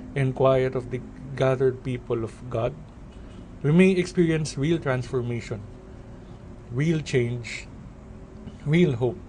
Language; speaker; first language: English; non-native, local second language; Filipino